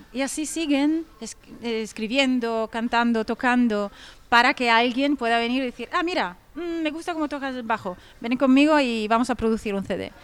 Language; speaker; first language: Spanish; non-native, fluent; Italian